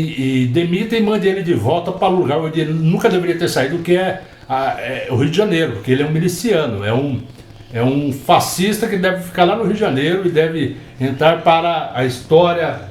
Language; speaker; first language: Portuguese; native; Portuguese